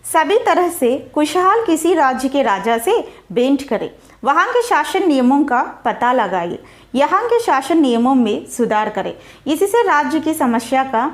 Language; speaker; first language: Hindi; non-native, local second language; Telugu